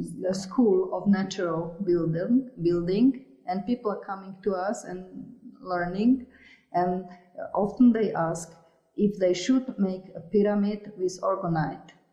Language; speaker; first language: English; non-native, fluent; Slovak